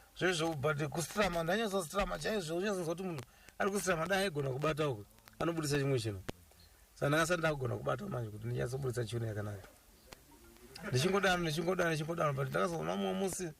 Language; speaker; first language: Shona; non-native, local second language; Nyanja